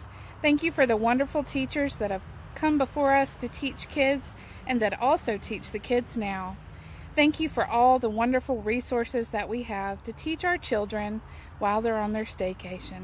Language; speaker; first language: English; native; English